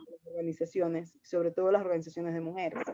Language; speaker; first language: Spanish; native; Spanish